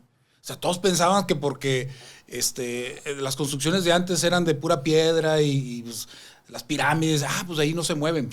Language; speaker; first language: Spanish; native; Spanish